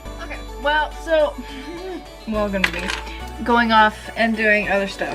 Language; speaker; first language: English; native; English